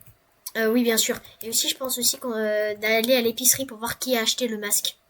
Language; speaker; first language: French; native; French